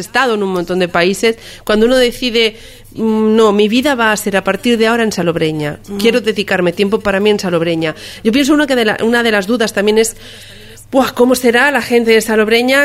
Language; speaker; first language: Spanish; native; Spanish